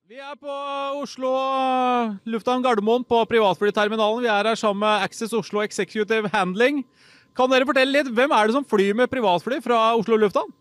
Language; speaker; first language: Norwegian; native; Norwegian